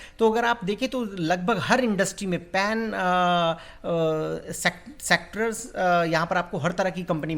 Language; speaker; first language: Hindi; native; Hindi